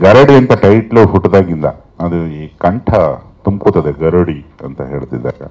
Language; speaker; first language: Kannada; native; Kannada